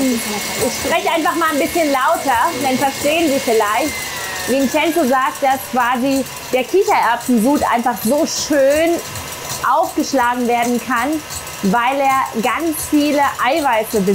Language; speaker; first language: German; native; German